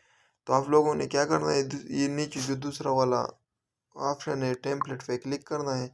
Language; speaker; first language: Hindi; non-native, local second language; Punjabi